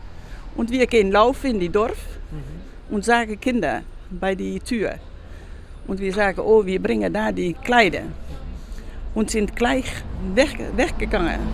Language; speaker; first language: German; non-native, learner; Dutch